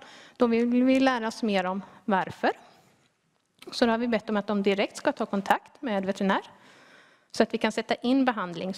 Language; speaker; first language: Swedish; native; Swedish